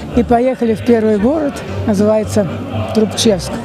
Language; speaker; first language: Russian; native; Russian